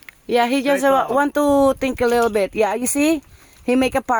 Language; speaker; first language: English; non-native, local second language; Filipino